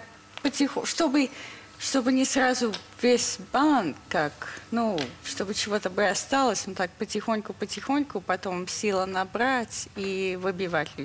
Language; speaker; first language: Russian; early bilingual, heritage; English